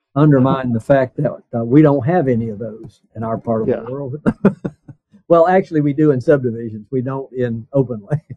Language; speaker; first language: English; native; English